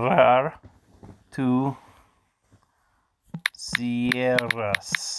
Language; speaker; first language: Spanish; non-native, learner; English